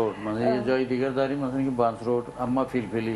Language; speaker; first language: Persian; non-native, fluent; Urdu